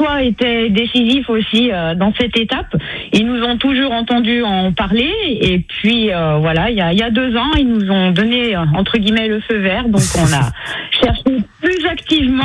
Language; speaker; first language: French; native; French